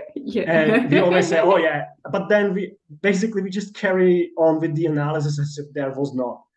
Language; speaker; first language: English; non-native, fluent; Czech